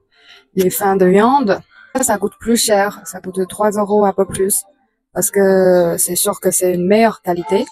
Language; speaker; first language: French; non-native, fluent; Chinese